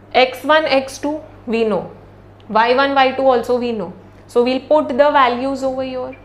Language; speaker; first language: English; non-native, local second language; Hindi